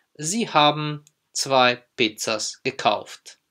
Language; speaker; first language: German; non-native, fluent; Polish